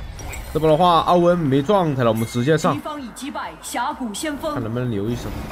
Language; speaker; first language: Chinese; native; Chinese